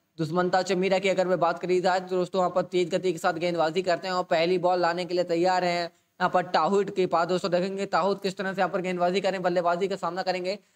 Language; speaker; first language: Hindi; native; Hindi